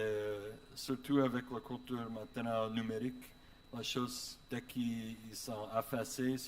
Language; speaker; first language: French; non-native, learner; English